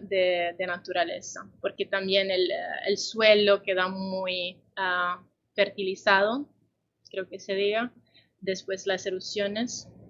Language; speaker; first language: Spanish; non-native, fluent; Italian